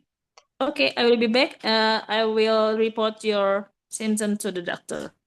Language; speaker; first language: English; non-native, learner; Indonesian